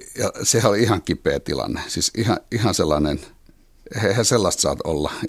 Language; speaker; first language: Finnish; native; Finnish